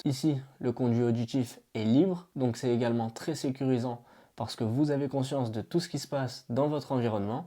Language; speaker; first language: French; native; French